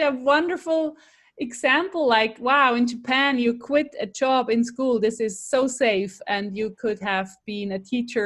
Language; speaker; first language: English; non-native, fluent; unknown